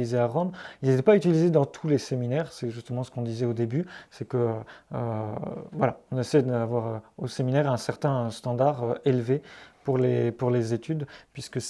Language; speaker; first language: French; native; French